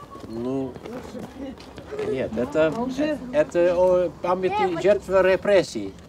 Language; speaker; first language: Russian; non-native, learner; Dutch